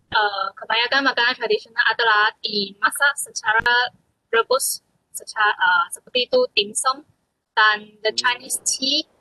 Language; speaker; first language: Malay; non-native, local second language; Chinese